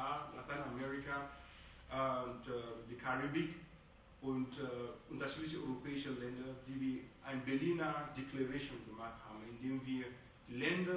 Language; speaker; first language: German; non-native, fluent; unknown